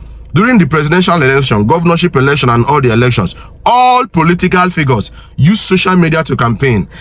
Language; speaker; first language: English; non-native, local second language; Igbo